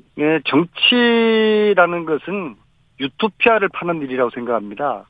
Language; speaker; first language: Korean; native; Korean